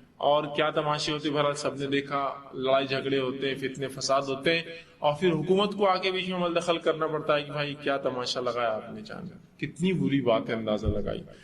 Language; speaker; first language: Urdu; native; Urdu